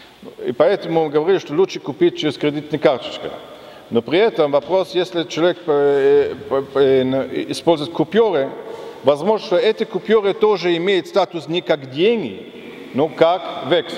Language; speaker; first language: Russian; non-native, fluent; German